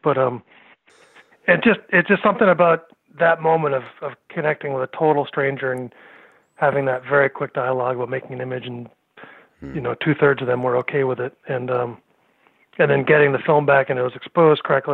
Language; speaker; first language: English; native; English